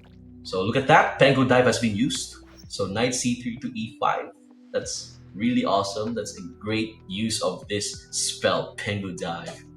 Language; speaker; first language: English; non-native, local second language; Filipino